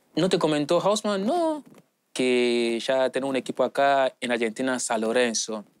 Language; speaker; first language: Spanish; non-native, learner; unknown